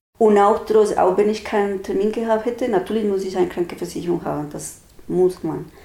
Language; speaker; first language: German; non-native, fluent; Spanish